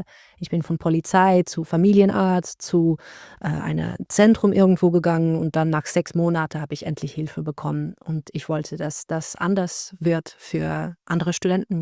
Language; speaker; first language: German; non-native, learner; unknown